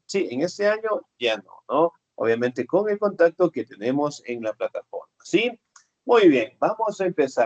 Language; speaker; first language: Spanish; native; Spanish